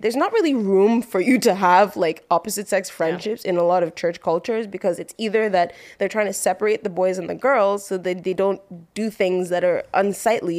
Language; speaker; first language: English; non-native, local second language; Yoruba